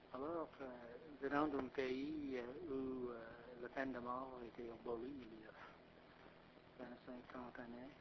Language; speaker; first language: French; non-native, fluent; English